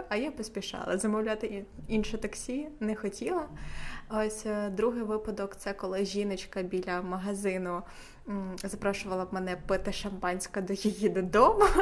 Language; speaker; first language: Ukrainian; native; Ukrainian